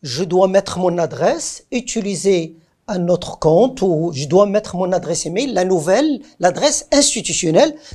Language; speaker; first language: French; non-native, local second language; Arabic